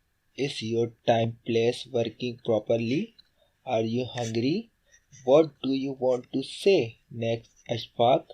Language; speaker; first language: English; non-native, learner; Urdu